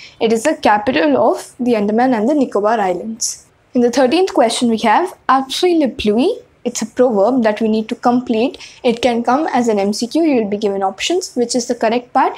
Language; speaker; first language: English; non-native, local second language; Hindi